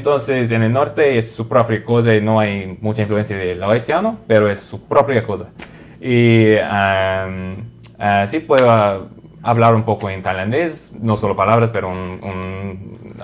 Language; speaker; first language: Spanish; non-native, fluent; English